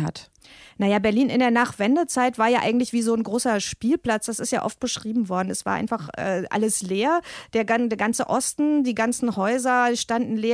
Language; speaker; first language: German; native; German